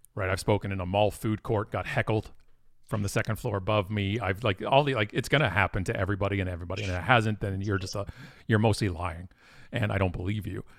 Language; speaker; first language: English; native; English